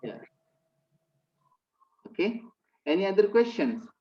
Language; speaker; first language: English; non-native, fluent; Indonesian